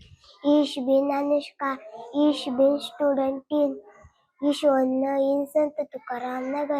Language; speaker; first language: German; non-native, learner; Marathi